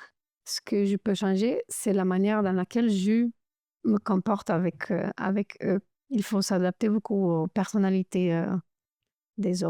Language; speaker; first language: French; non-native, fluent; Romanian